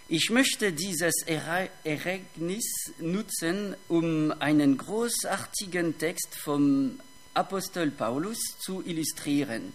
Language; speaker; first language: German; non-native, fluent; French